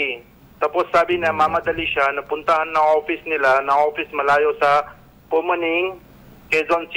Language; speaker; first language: Filipino; non-native, learner; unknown